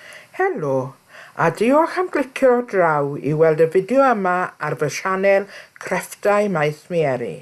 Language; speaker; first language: Welsh; native; Welsh